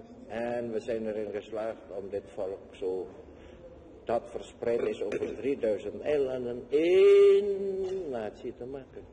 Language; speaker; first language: Dutch; non-native, fluent; Indonesian